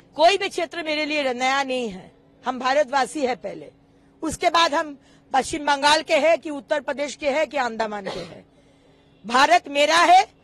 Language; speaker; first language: Hindi; non-native, local second language; Bangla